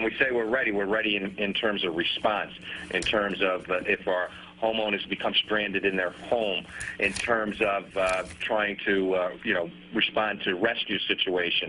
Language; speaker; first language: English; native; English